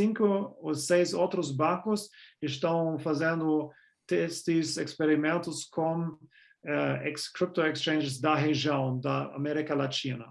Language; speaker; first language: Portuguese; non-native, fluent; German